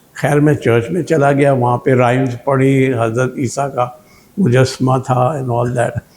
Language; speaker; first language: Urdu; native; Urdu